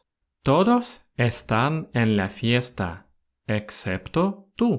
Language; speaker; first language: Spanish; non-native, fluent; Russian